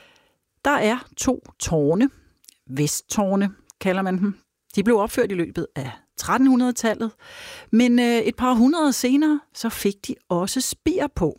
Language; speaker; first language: Danish; native; Danish